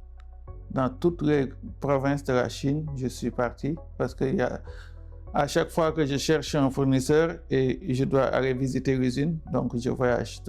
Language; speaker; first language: French; non-native, local second language; Wolof